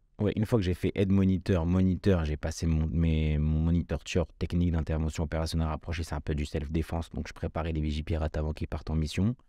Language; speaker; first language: French; early bilingual, other home language; Kabyle